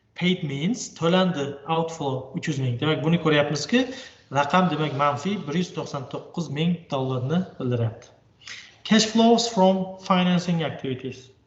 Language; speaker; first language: English; non-native, fluent; Uzbek